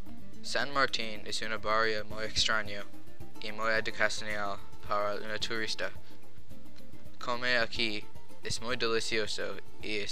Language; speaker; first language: Spanish; non-native, learner; English